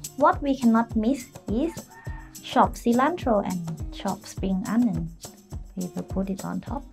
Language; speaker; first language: English; non-native, fluent; Thai